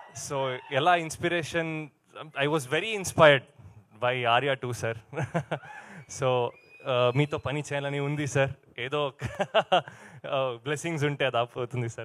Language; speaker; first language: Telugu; non-native, learner; Kannada